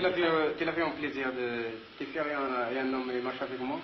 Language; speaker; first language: French; non-native, learner; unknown